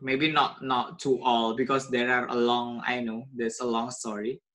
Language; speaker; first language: English; non-native, learner; Indonesian